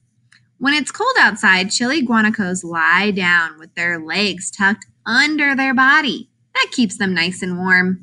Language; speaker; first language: English; native; English